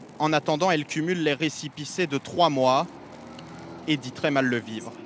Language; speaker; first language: French; native; French